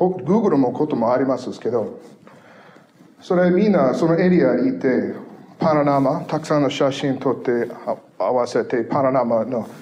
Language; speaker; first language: Japanese; non-native, fluent; English